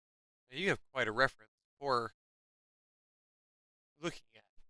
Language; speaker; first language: English; native; English